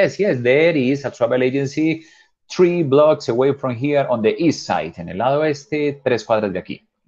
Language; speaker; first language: English; non-native, fluent; Spanish